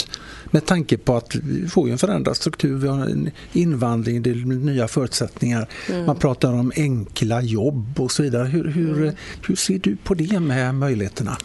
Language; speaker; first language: Swedish; native; Swedish